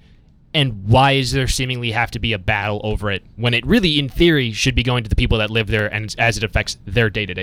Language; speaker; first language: English; native; English